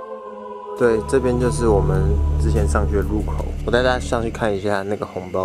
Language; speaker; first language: Chinese; native; Chinese